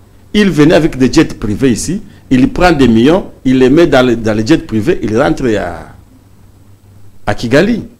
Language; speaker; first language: French; non-native, local second language; Swahili